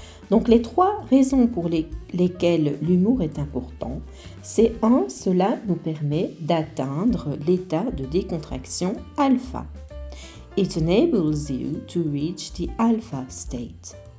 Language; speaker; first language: French; native; French